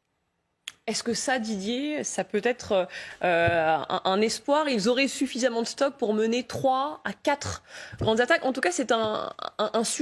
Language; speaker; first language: French; native; French